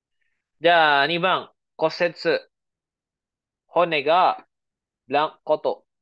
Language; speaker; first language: Japanese; non-native, fluent; Filipino